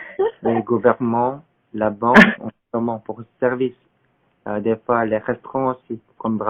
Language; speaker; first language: French; non-native, learner; Korean